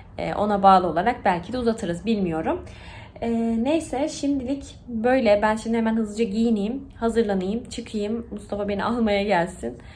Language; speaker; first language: Turkish; native; Turkish